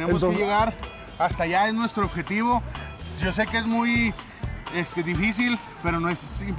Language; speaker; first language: Spanish; native; Spanish